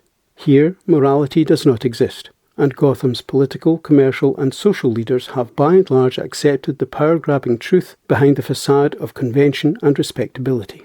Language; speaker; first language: English; native; English